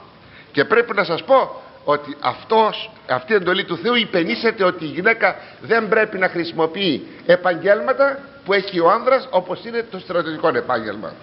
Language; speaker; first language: Greek; native; Greek